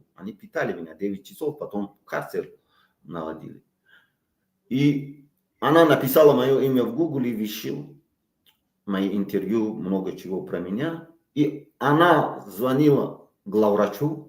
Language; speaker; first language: Russian; non-native, local second language; Tajik